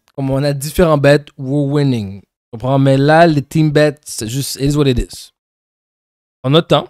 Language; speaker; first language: French; native; French